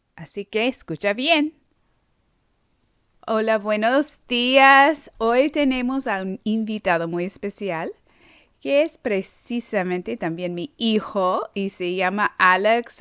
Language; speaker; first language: Spanish; non-native, fluent; English